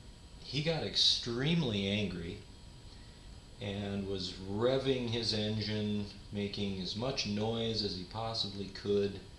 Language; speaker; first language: English; native; English